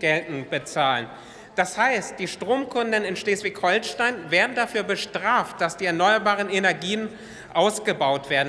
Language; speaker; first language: German; native; German